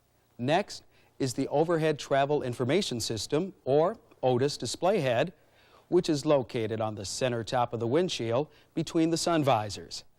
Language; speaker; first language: English; native; English